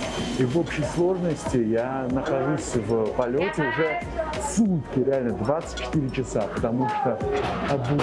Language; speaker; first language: Russian; native; Russian